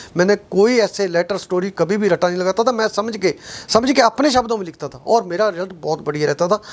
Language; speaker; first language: Hindi; non-native, local second language; Punjabi